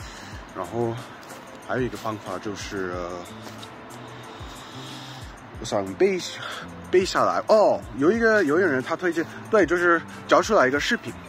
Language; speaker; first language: Chinese; non-native, fluent; English